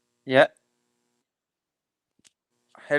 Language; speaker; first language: English; non-native, learner; French